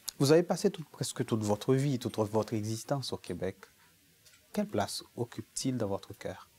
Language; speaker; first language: French; native; French